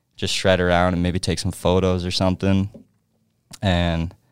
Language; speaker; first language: English; native; English